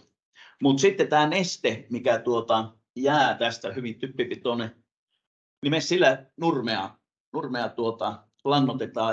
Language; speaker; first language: Finnish; native; Finnish